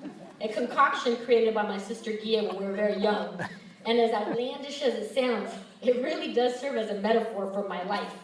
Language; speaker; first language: English; early bilingual, other home language; Spanish